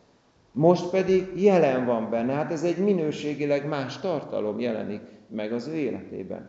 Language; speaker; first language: Hungarian; native; Hungarian